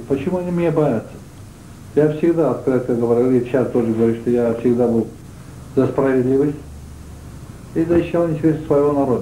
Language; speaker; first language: Russian; non-native, local second language; Azerbaijani